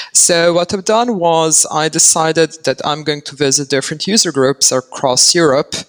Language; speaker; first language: English; non-native, fluent; Serbian